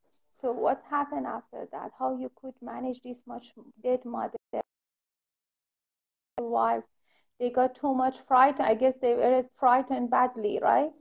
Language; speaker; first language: English; non-native, fluent; Persian